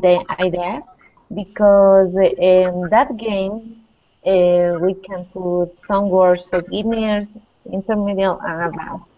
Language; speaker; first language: English; non-native, learner; Spanish